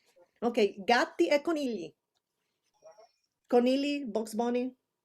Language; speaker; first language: Italian; non-native, fluent; Spanish